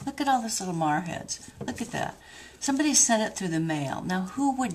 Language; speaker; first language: English; native; English